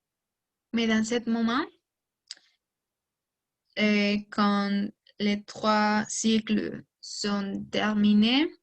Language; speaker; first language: French; non-native, learner; Spanish